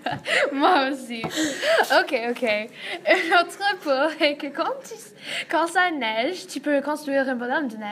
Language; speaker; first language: French; non-native, learner; English